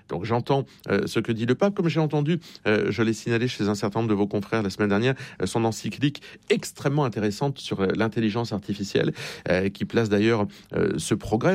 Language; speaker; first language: French; native; French